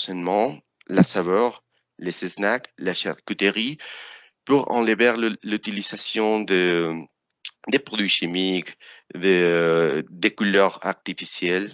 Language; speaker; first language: French; non-native, fluent; Spanish